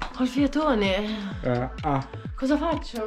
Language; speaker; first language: Italian; native; Italian